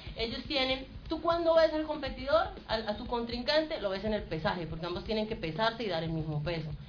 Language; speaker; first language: Spanish; native; Spanish